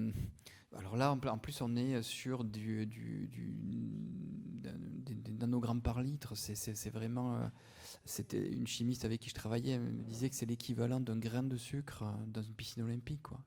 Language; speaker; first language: French; native; French